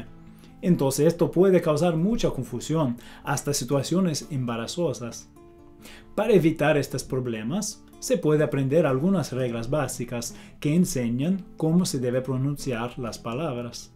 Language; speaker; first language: Spanish; non-native, fluent; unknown